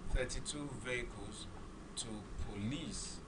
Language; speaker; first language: English; non-native, local second language; Yoruba